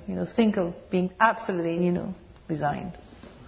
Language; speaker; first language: English; non-native, fluent; French